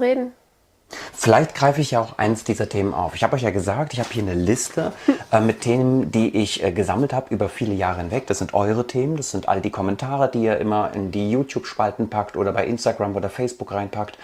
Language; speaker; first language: German; native; German